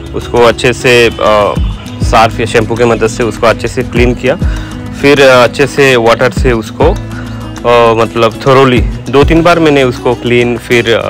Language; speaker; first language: Hindi; non-native, local second language; Bangla